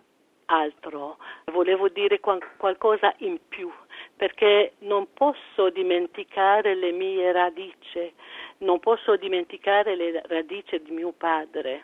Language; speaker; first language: Italian; early bilingual, heritage; French